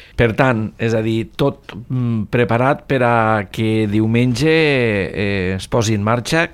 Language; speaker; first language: Catalan; native; Catalan